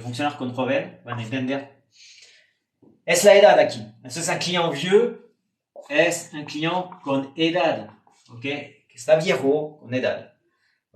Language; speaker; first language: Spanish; non-native, fluent; French